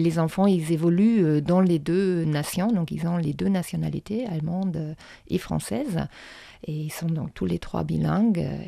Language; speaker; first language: French; non-native, fluent; German